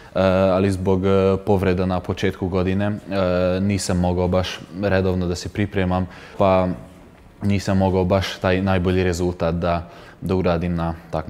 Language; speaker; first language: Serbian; non-native, local second language; Hungarian